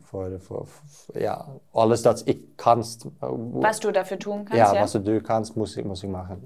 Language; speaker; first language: German; non-native, learner; Norwegian